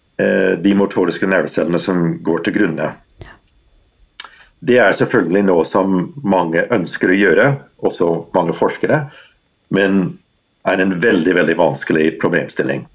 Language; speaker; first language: Norwegian; non-native, fluent; English